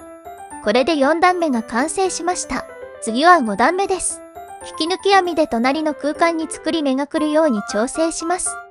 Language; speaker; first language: Japanese; native; Japanese